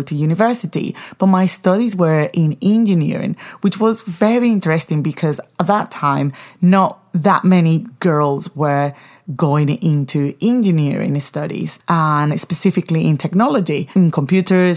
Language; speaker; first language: English; non-native, fluent; Spanish